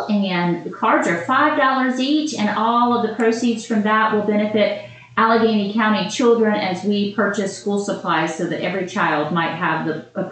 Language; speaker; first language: English; native; English